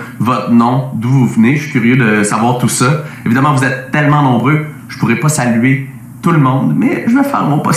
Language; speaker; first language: French; native; French